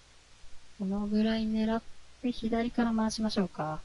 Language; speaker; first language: Japanese; native; Japanese